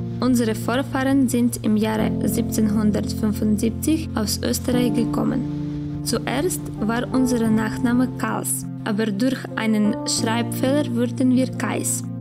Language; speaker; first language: German; early bilingual, heritage; Ukrainian